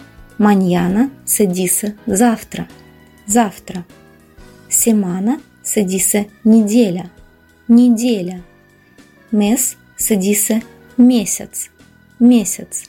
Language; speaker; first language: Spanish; non-native, fluent; Russian